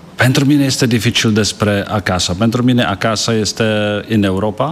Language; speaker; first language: Romanian; non-native, learner; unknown